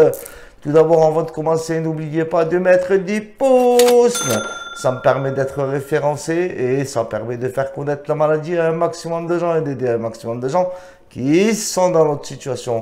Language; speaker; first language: French; native; French